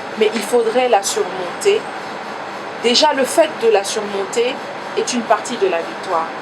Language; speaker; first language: French; non-native, local second language; Lingala